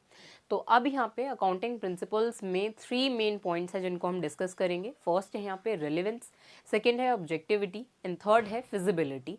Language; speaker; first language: Hindi; native; Hindi